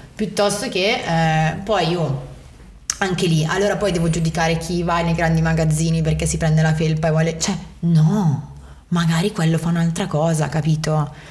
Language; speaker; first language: Italian; native; Italian